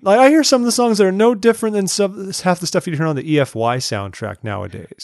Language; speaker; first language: English; native; English